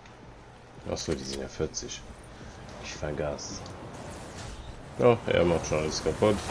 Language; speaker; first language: German; native; German